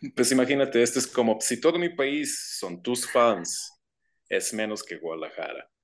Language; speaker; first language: Spanish; non-native, fluent; Croatian